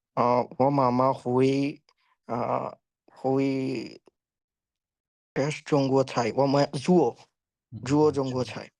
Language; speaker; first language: Chinese; non-native, learner; Bangla